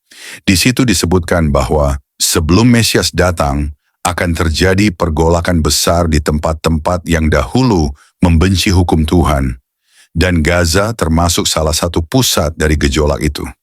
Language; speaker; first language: Indonesian; native; Indonesian